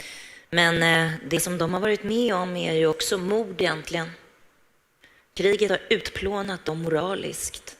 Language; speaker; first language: Swedish; native; Swedish